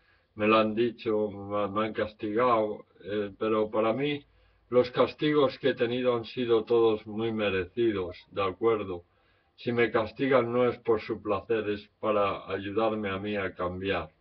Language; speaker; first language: Spanish; native; Spanish